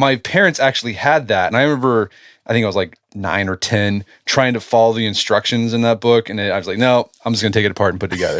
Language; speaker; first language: English; native; English